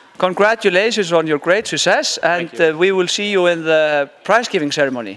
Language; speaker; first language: English; non-native, fluent; Icelandic